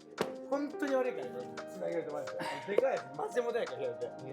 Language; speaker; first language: Japanese; native; Japanese